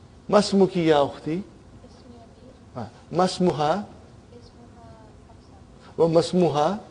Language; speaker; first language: Arabic; non-native, fluent; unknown